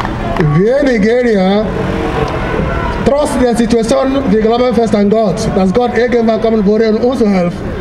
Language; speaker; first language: German; non-native, fluent; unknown